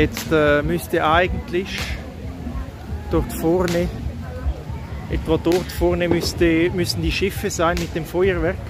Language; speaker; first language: German; native; German